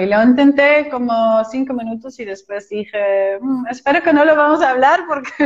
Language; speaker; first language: Spanish; non-native, fluent; Dutch